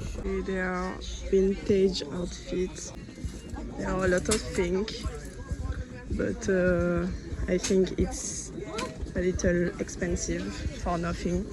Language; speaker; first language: English; non-native, learner; French